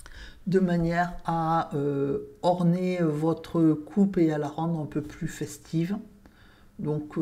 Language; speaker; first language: French; native; French